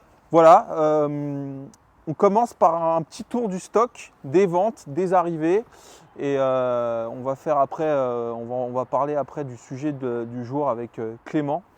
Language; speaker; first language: French; native; French